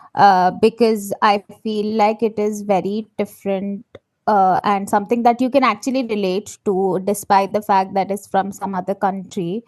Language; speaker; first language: English; non-native, local second language; Malayalam